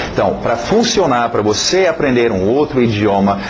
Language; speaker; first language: Portuguese; non-native, fluent; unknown